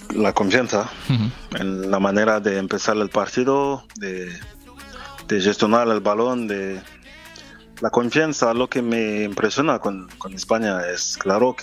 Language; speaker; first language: Spanish; non-native, fluent; French